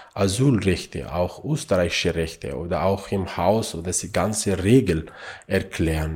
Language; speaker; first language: German; non-native, learner; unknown